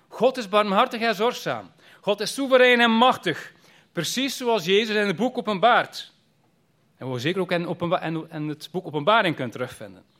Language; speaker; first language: Dutch; native; Dutch